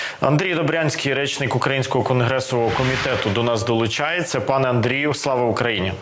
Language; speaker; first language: Ukrainian; native; Ukrainian